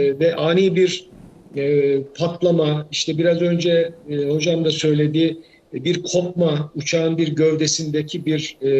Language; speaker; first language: Turkish; native; Turkish